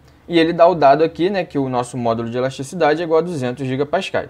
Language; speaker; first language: Portuguese; native; Portuguese